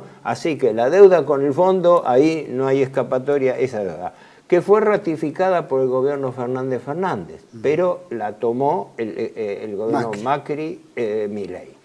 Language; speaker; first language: Spanish; native; Spanish